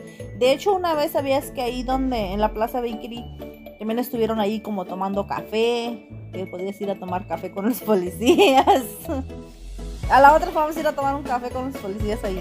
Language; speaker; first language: Spanish; native; Spanish